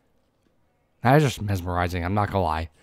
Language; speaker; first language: English; native; English